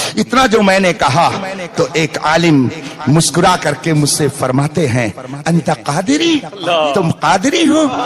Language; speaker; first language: Urdu; native; Urdu